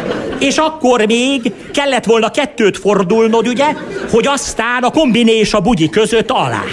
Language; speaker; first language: Hungarian; native; Hungarian